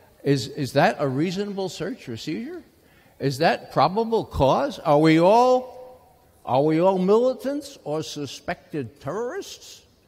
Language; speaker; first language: English; native; English